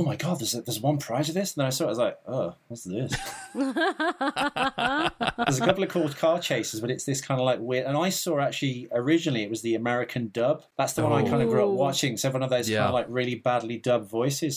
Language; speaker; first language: English; native; English